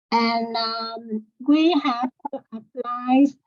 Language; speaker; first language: English; non-native, learner; Vietnamese